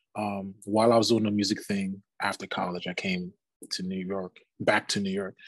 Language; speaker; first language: English; native; English